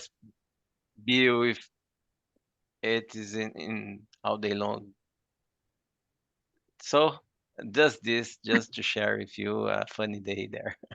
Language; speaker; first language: English; non-native, fluent; Portuguese